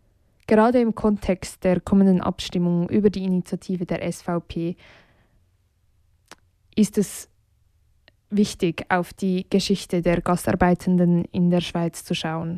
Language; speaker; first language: German; native; German